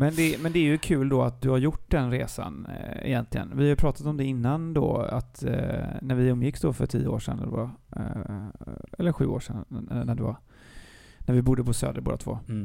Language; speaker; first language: Swedish; native; Swedish